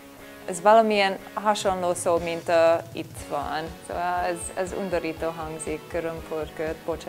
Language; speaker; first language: Hungarian; non-native, learner; English